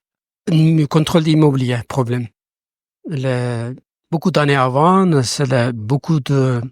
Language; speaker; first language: French; non-native, learner; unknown